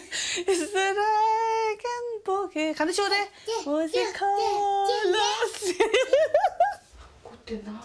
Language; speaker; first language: German; non-native, local second language; Tibetan